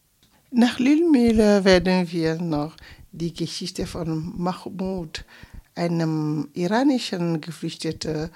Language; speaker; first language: German; non-native, fluent; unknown